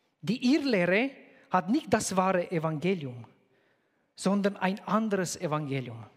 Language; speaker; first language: German; non-native, fluent; Romanian